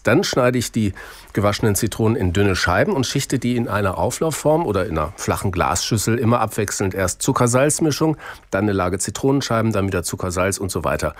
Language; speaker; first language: German; native; German